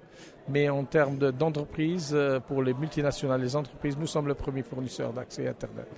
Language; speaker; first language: French; non-native, local second language; Arabic